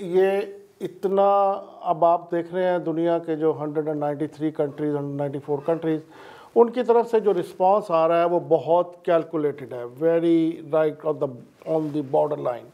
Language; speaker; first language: Urdu; native; Urdu